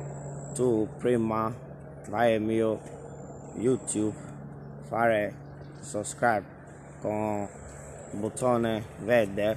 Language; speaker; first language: Italian; non-native, learner; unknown